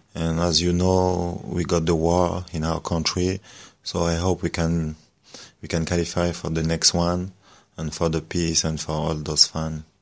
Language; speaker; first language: English; non-native, learner; French